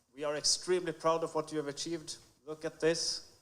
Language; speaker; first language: English; non-native, fluent; Norwegian